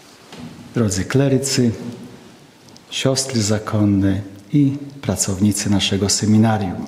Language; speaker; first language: Polish; non-native, fluent; Ukrainian